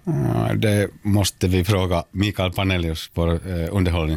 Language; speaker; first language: Swedish; non-native, local second language; Finnish